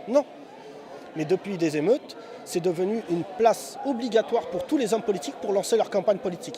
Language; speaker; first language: French; native; French